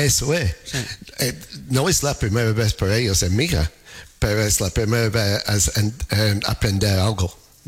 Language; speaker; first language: Spanish; non-native, fluent; English